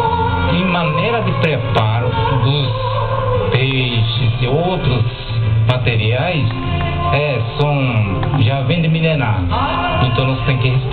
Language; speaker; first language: Portuguese; non-native, fluent; Japanese